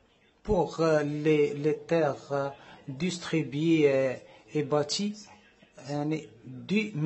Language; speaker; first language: French; non-native, learner; Arabic